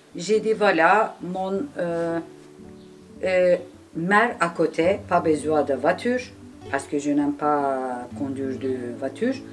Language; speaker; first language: French; non-native, learner; Turkish